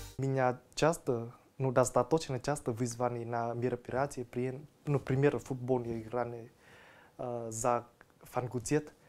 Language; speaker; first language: Russian; non-native, learner; Vietnamese